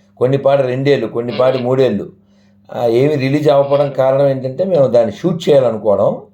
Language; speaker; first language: Telugu; native; Telugu